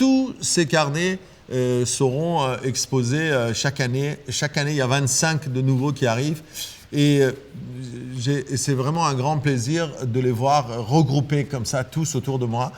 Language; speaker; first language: French; non-native, fluent; Persian